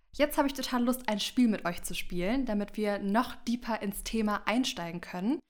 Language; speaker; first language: German; early bilingual, other home language; Amharic